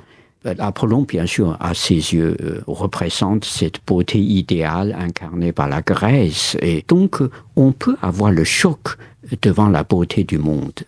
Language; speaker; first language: French; non-native, fluent; Chinese